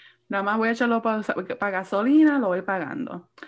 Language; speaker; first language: Spanish; early bilingual, heritage; Spanish